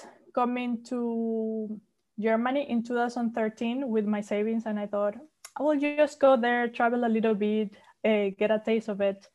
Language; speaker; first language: English; non-native, fluent; Spanish